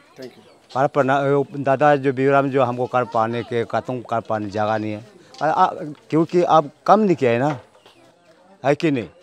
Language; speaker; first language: Hindi; non-native, local second language; Nyishi